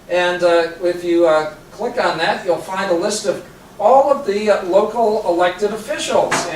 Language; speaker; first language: English; native; English